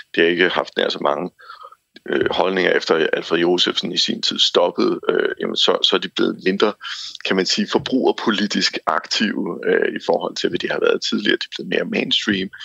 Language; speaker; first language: Danish; native; Danish